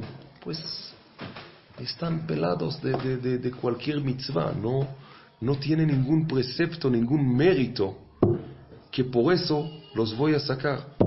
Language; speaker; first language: Spanish; non-native, fluent; Hebrew